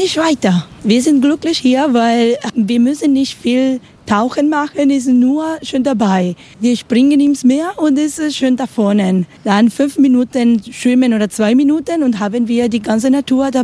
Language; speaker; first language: German; non-native, learner; Spanish